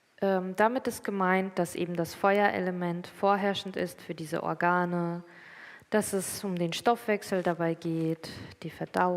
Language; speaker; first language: German; native; German